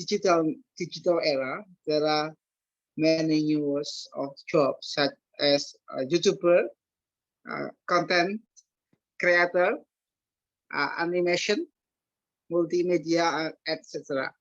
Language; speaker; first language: English; non-native, learner; Indonesian